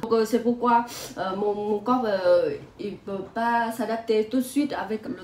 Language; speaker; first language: French; non-native, learner; Vietnamese